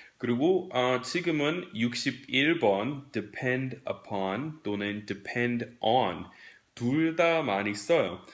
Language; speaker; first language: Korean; non-native, fluent; English